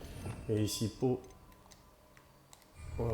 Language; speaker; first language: French; native; French